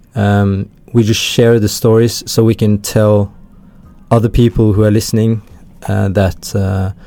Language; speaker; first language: English; early bilingual, heritage; Tamil